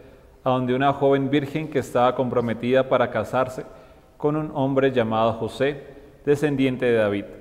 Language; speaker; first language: Spanish; native; Spanish